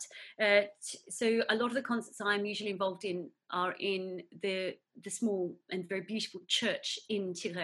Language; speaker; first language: English; native; English